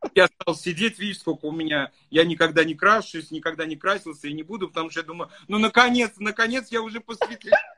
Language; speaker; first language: Russian; native; Russian